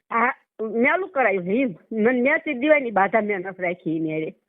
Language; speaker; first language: Gujarati; native; Gujarati